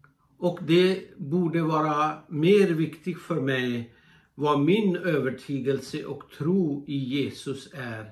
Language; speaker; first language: Swedish; non-native, fluent; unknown